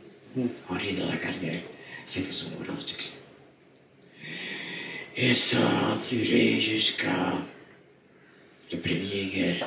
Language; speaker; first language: French; non-native, fluent; Dutch